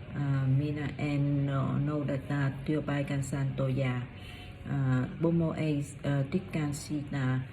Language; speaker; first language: Finnish; non-native, learner; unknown